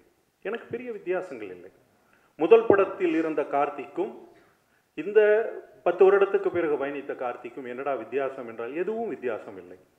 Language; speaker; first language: Tamil; native; Tamil